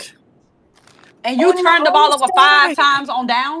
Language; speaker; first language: English; native; English